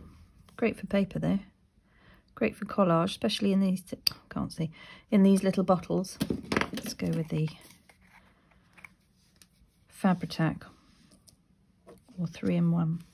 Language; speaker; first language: English; native; English